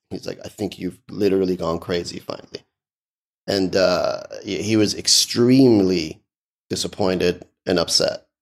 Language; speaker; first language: English; early bilingual, other home language; Persian